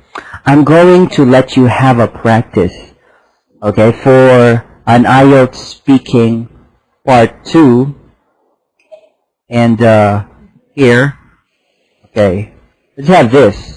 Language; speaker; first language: English; non-native, fluent; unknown